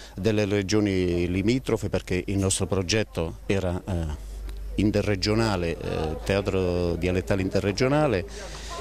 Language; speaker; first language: Italian; native; Italian